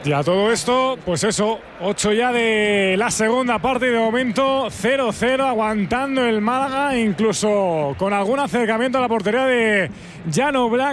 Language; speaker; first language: Spanish; native; Spanish